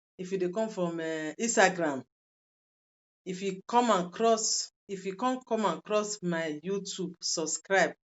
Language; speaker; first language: Nigerian Pidgin; non-native, local second language; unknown